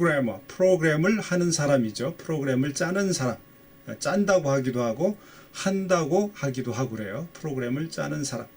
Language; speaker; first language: Korean; native; Korean